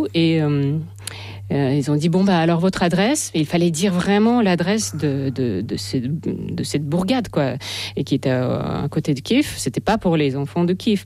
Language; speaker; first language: French; non-native, fluent; Russian